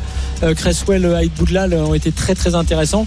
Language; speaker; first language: French; native; French